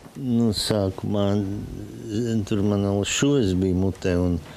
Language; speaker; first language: Latvian; native; Latvian